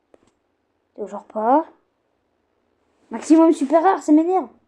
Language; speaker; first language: French; native; French